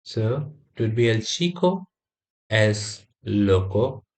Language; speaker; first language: Spanish; non-native, fluent; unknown